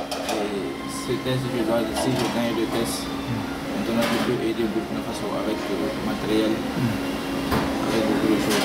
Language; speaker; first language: French; non-native, learner; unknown